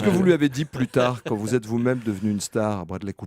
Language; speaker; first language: French; native; French